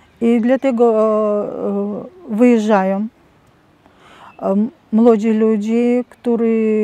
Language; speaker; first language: Polish; non-native, learner; Russian